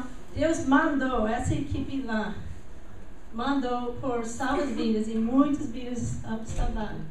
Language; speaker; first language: Portuguese; non-native, learner; English